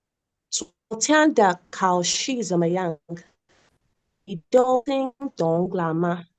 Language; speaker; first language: Chinese; non-native, learner; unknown